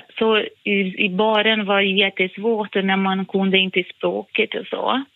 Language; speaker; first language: Swedish; non-native, fluent; Portuguese